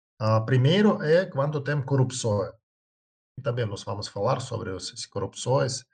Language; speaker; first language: Portuguese; non-native, learner; Russian